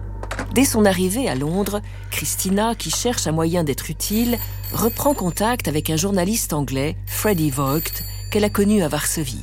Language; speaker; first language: French; native; French